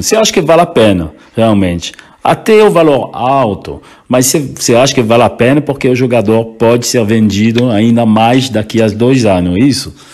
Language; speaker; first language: Portuguese; non-native, fluent; French